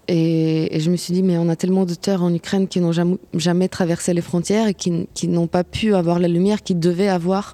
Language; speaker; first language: French; non-native, fluent; Ukrainian